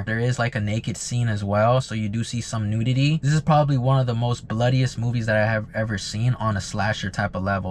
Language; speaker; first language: English; native; English